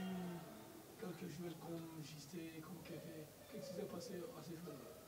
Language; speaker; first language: French; non-native, learner; Kinyarwanda